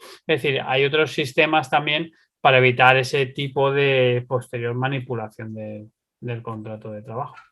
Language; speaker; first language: Spanish; native; Spanish